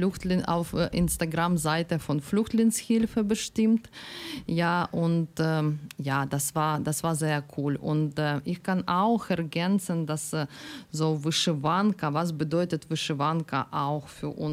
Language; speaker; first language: German; non-native, learner; Ukrainian